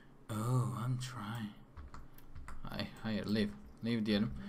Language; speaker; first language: English; non-native, learner; Turkish